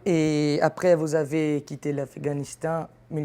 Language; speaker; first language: French; non-native, fluent; Portuguese